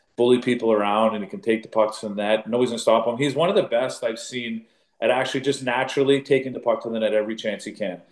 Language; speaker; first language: English; native; English